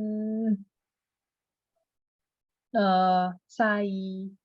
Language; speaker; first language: Korean; non-native, learner; Russian